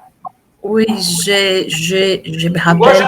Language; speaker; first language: French; non-native, fluent; Portuguese